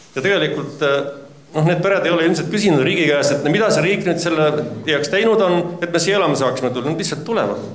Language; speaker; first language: Estonian; native; Estonian